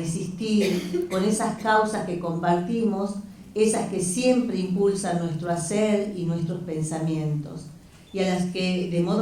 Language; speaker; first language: Spanish; native; Spanish